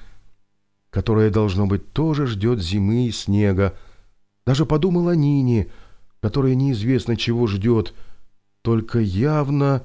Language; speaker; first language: Russian; native; Russian